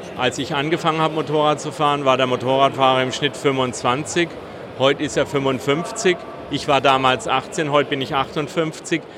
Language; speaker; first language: German; native; German